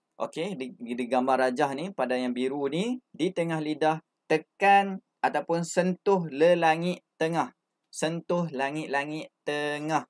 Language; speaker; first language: Malay; native; Malay